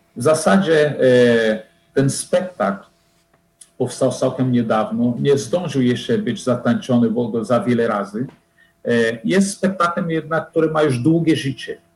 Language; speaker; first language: Polish; non-native, fluent; Portuguese